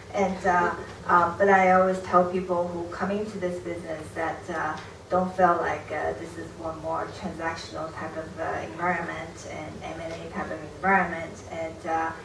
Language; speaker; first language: English; non-native, fluent; Chinese